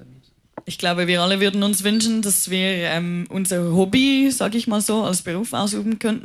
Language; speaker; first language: German; native; German